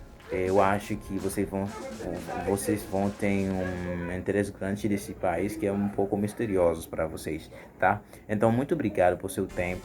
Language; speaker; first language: Portuguese; non-native, fluent; Haitian Creole